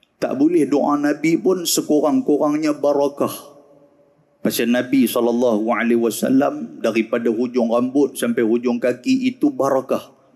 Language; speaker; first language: Malay; native; Malay